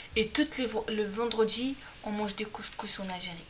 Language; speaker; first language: French; non-native, local second language; Arabic